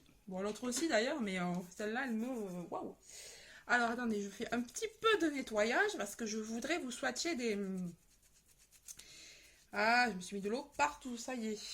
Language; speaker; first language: French; native; French